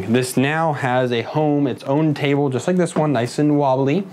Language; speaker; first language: English; native; English